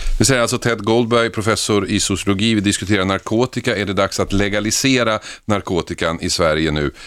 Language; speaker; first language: Swedish; native; Swedish